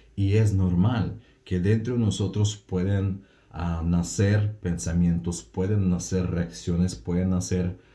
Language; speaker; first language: Spanish; non-native, fluent; Russian